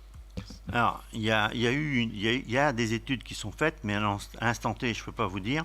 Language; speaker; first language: French; native; French